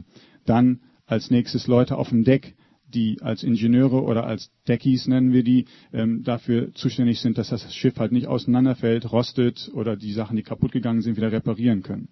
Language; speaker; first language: German; native; German